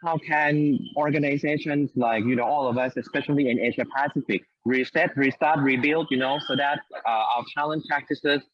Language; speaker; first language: English; non-native, fluent; Thai